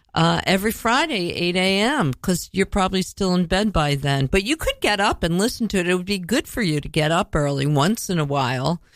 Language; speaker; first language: English; native; English